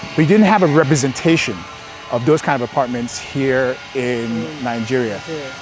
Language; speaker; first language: English; native; English